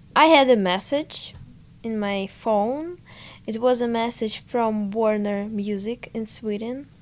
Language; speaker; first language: English; non-native, fluent; Ukrainian